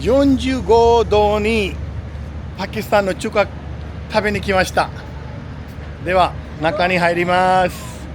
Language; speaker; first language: Japanese; non-native, fluent; Urdu